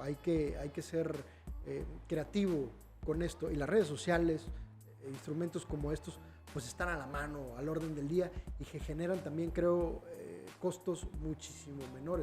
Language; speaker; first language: Spanish; native; Spanish